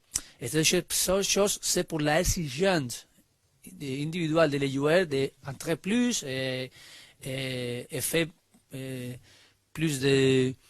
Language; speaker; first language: French; non-native, learner; Spanish